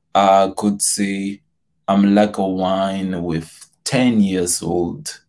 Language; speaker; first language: English; non-native, fluent; Portuguese